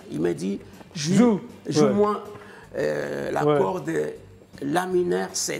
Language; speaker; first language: French; non-native, fluent; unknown